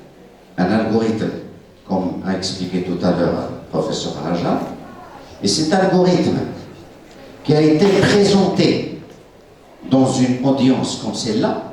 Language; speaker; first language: French; non-native, local second language; Arabic